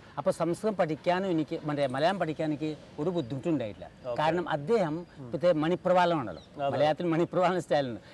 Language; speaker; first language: Malayalam; non-native, fluent; Hindi